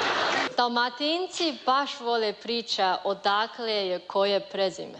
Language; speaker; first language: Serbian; non-native, learner; Chinese